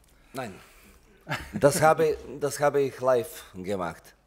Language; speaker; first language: German; non-native, learner; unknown